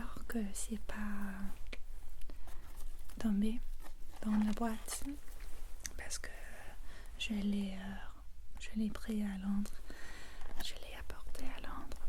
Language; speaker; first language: French; non-native, fluent; English